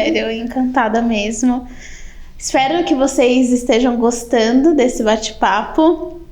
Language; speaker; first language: Portuguese; native; Portuguese